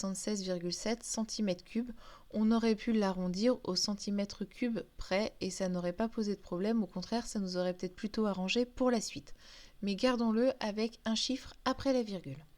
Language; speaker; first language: French; native; French